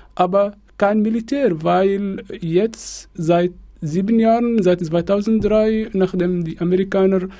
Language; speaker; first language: German; non-native, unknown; Arabic